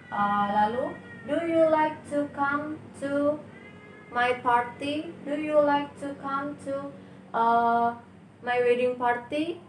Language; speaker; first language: English; non-native, learner; Indonesian